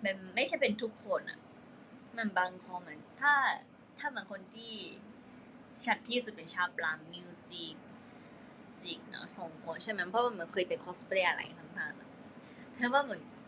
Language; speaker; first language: Thai; non-native, fluent; Japanese